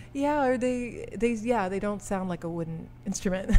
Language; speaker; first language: English; early bilingual, other home language; French